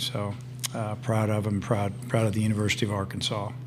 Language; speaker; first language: English; native; English